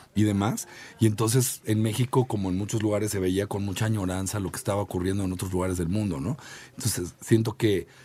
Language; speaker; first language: Spanish; native; Spanish